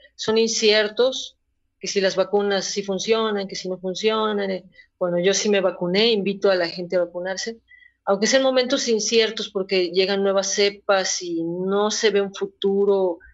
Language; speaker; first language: Spanish; native; Spanish